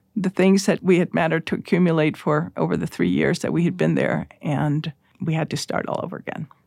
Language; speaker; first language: English; early bilingual, other home language; Spanish